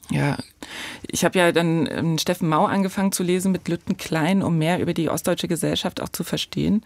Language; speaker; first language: German; native; German